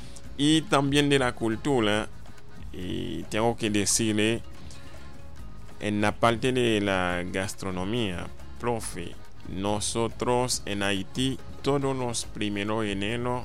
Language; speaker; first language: Spanish; non-native, fluent; Haitian Creole